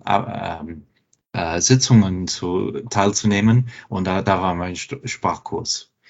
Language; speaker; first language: German; non-native, fluent; English